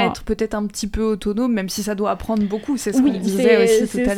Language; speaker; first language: French; native; French